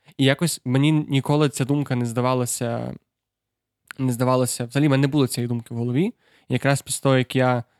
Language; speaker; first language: Ukrainian; non-native, local second language; Russian